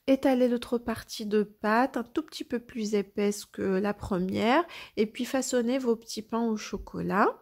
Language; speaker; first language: French; non-native, local second language; Arabic